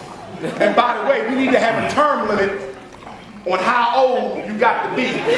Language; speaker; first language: English; native; English